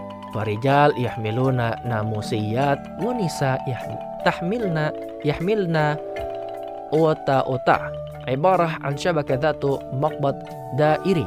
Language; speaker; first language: Arabic; non-native, fluent; Indonesian